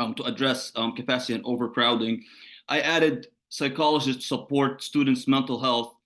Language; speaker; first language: English; non-native, fluent; Arabic